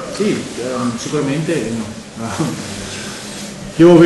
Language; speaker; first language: Italian; non-native, learner; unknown